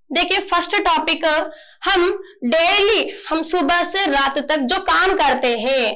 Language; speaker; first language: Hindi; non-native, local second language; Telugu